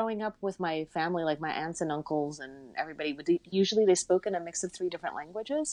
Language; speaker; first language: English; native; English